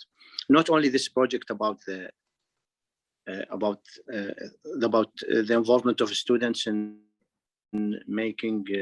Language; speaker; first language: English; non-native, fluent; Arabic